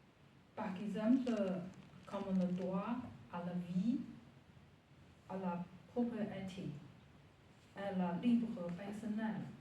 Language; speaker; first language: French; non-native, learner; Chinese